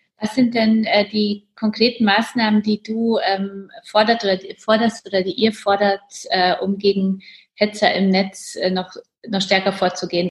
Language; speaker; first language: German; non-native, fluent; Polish